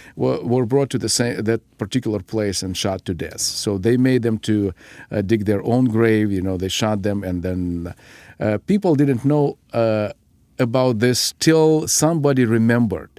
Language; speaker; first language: English; non-native, fluent; Ukrainian